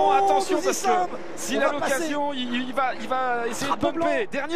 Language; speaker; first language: French; native; French